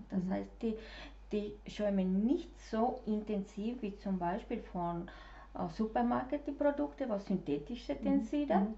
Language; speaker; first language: German; non-native, fluent; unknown